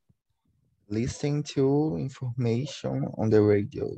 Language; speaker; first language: English; non-native, learner; Portuguese